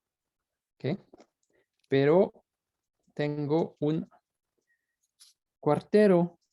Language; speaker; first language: Spanish; non-native, fluent; French